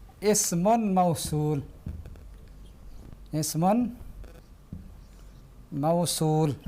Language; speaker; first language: Arabic; non-native, fluent; Indonesian